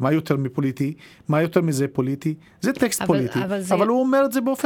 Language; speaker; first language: Hebrew; non-native, local second language; Arabic